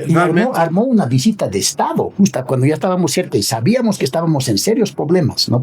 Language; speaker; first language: Spanish; native; Spanish